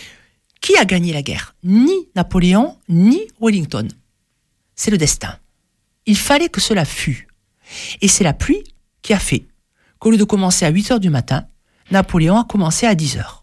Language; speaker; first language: French; native; French